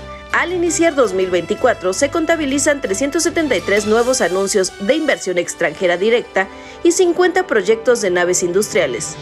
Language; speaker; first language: Spanish; native; Spanish